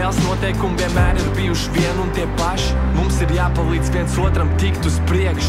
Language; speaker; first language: Latvian; non-native, local second language; Russian